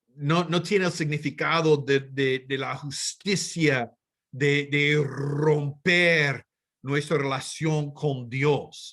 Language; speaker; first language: Spanish; non-native, fluent; English